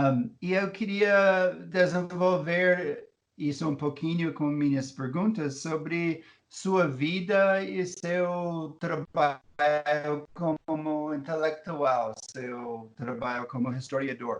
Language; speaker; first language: Portuguese; non-native, fluent; English